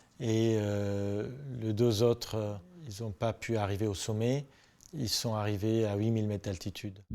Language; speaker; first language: French; non-native, local second language; Armenian